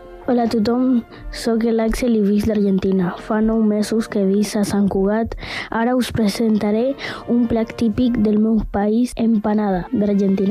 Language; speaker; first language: Catalan; early bilingual, other home language; Spanish